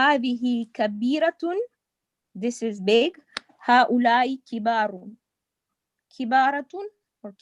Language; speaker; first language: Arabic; non-native, learner; English